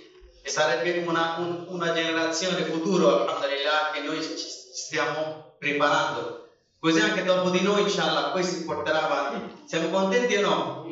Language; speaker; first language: Italian; non-native, fluent; Bangla